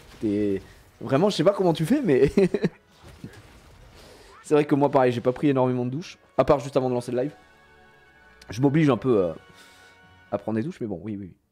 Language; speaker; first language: French; native; French